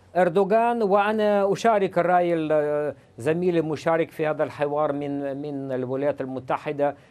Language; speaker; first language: Arabic; non-native, fluent; Russian